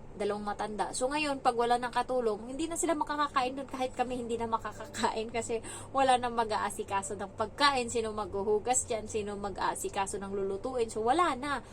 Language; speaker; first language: Filipino; native; Filipino